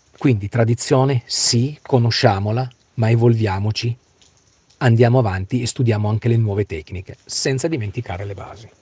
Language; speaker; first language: Italian; native; Italian